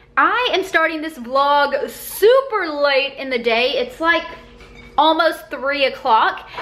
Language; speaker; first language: English; native; English